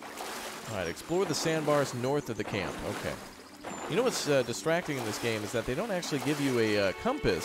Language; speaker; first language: English; native; English